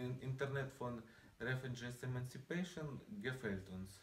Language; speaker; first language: German; non-native, learner; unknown